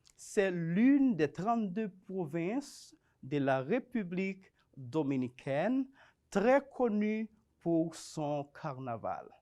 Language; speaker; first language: French; non-native, fluent; Spanish